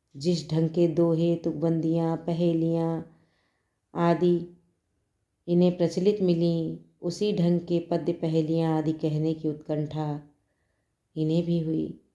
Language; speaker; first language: Hindi; native; Hindi